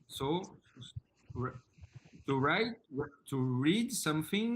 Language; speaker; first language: English; non-native, learner; Portuguese